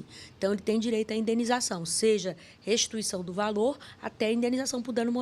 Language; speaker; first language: Portuguese; native; Portuguese